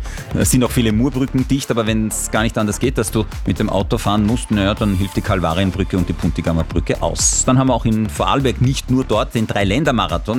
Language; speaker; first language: German; native; German